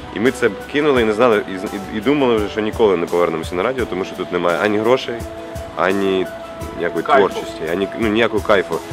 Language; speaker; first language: Ukrainian; non-native, local second language; Russian